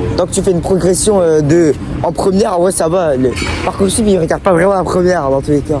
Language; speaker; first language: French; native; French